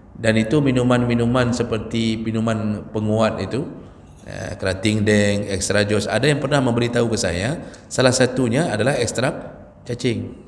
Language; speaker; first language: Malay; native; Malay